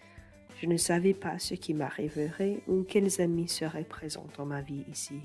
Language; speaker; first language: French; non-native, fluent; English